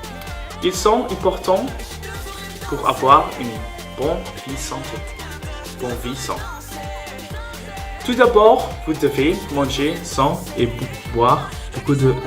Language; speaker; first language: French; non-native, local second language; Persian